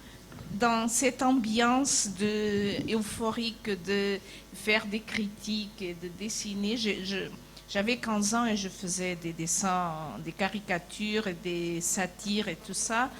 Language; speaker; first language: French; non-native, fluent; Portuguese